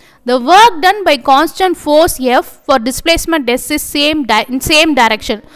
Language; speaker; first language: English; non-native, local second language; Tamil